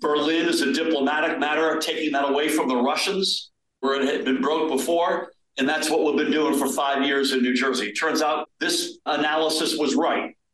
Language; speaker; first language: English; native; English